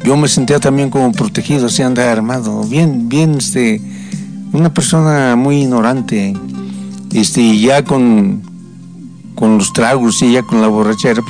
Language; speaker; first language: Spanish; native; Spanish